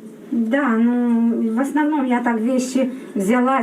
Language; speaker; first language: Russian; native; Russian